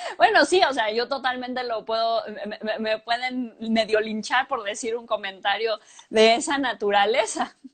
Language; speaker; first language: Spanish; native; Spanish